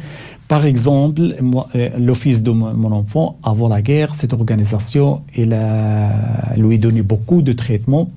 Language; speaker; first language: French; non-native, learner; Arabic